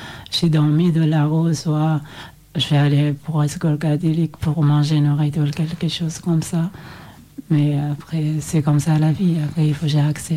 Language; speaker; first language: French; non-native, learner; Oromo